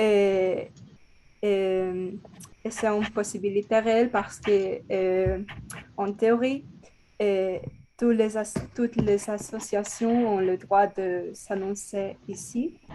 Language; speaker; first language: French; non-native, learner; Spanish